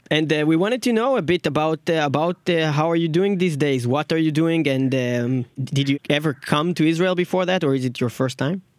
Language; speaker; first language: English; non-native, fluent; Hebrew